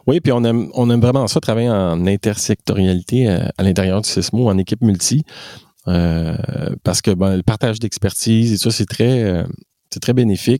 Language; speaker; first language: French; native; French